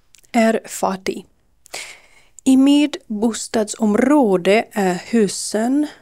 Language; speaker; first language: Swedish; non-native, learner; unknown